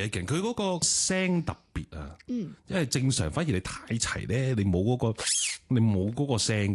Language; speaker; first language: Cantonese; native; Cantonese